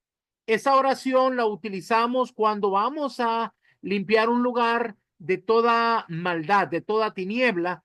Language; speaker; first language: Spanish; native; Spanish